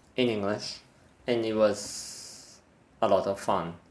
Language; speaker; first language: English; non-native, fluent; Japanese